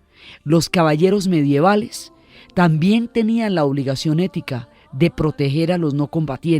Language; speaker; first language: Spanish; native; Spanish